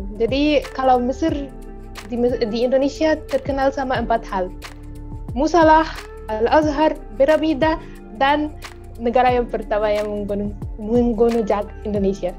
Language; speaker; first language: Indonesian; non-native, fluent; Arabic